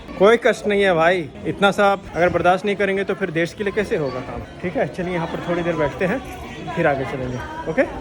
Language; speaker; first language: Hindi; native; Hindi